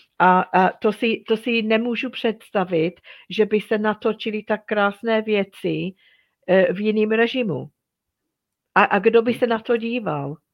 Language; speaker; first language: Czech; non-native, fluent; English